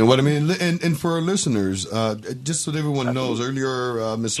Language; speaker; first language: English; early bilingual, other home language; Spanish